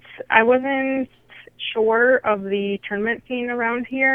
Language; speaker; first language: English; native; English